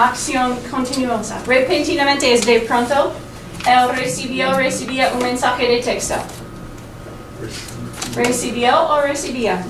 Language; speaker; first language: Spanish; non-native, fluent; English